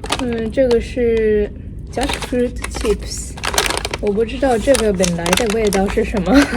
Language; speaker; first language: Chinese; non-native, learner; Japanese